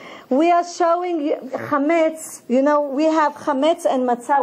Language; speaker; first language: English; non-native, fluent; Hebrew